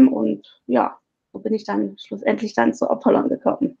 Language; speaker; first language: German; native; German